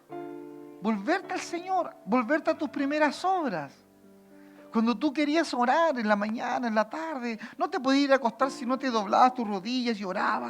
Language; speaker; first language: Spanish; native; Spanish